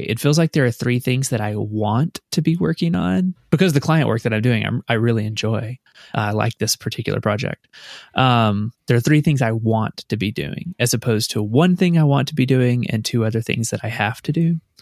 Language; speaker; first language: English; native; English